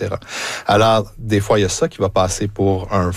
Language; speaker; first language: French; native; French